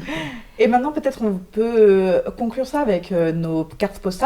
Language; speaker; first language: French; native; French